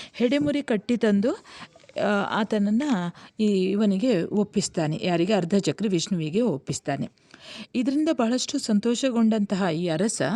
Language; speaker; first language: Kannada; native; Kannada